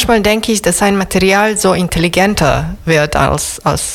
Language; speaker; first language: German; non-native, fluent; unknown